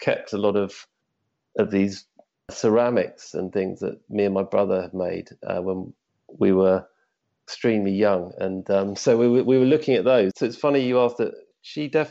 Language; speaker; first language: English; native; English